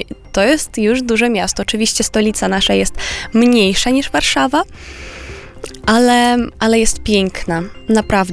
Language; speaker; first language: Polish; non-native, fluent; Romanian